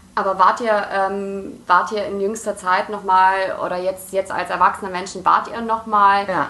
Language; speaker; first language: German; native; German